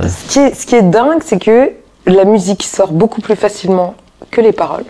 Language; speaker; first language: French; native; French